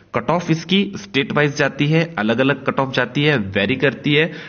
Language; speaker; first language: Hindi; non-native, local second language; Marathi